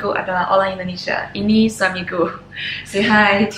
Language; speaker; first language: Indonesian; non-native, fluent; Chinese